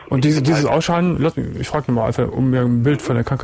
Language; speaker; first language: German; native; German